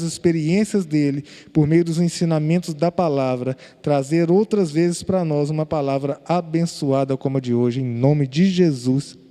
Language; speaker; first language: Portuguese; native; Portuguese